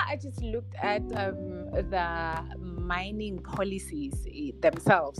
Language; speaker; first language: English; non-native, local second language; Tswana